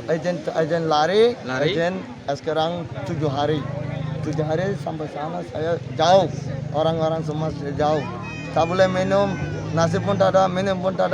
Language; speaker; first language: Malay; non-native, learner; Rohingya